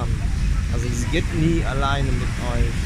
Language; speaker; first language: German; non-native, fluent; Vietnamese